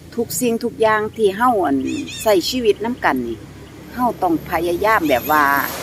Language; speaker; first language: Thai; non-native, local second language; Northeastern Thai